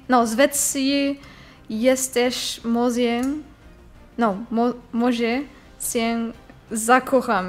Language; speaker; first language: Polish; non-native, learner; French